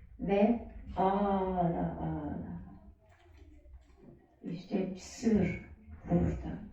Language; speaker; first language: Turkish; non-native, learner; German